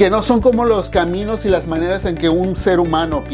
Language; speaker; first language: Spanish; native; Spanish